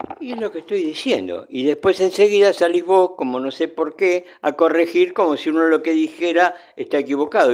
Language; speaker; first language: Spanish; native; Spanish